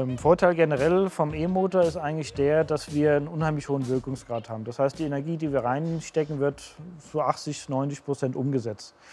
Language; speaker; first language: German; native; German